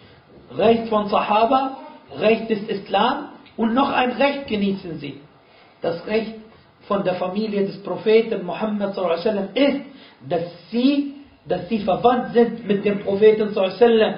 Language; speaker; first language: German; non-native, fluent; Arabic